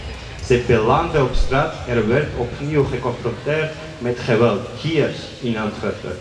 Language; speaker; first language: Dutch; non-native, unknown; Georgian